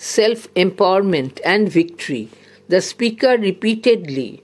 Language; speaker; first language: English; non-native, local second language; Bangla